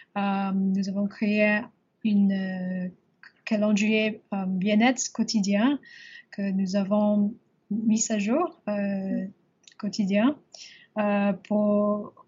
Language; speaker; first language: French; non-native, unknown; English